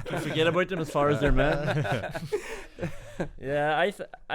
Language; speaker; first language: English; native; English